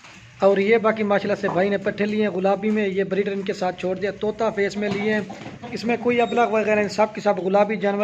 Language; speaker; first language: Hindi; non-native, local second language; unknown